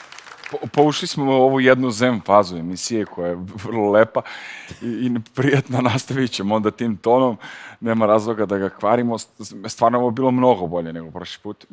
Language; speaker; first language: Serbian; native; Serbian